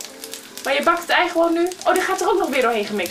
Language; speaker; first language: Dutch; native; Dutch